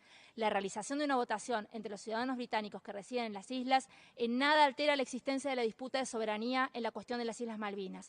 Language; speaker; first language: Spanish; native; Spanish